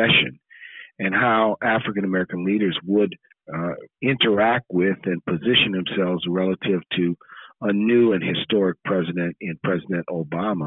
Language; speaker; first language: English; native; English